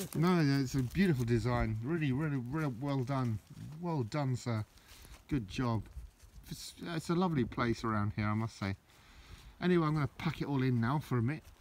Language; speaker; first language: English; native; English